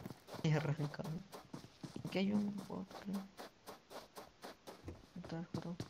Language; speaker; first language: Spanish; native; Spanish